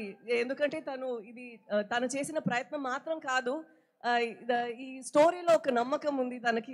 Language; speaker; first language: Telugu; non-native, local second language; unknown